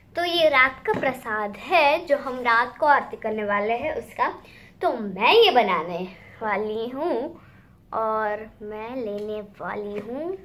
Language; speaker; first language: Hindi; non-native, local second language; Gujarati